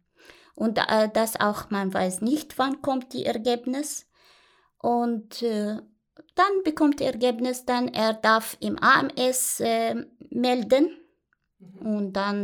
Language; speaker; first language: German; non-native, learner; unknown